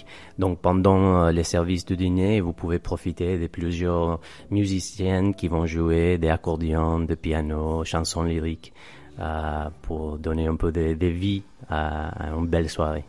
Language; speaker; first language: French; non-native, fluent; Spanish